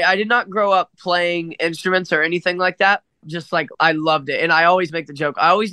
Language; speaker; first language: English; native; English